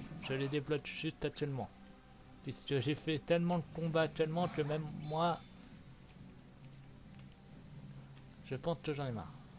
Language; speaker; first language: French; native; French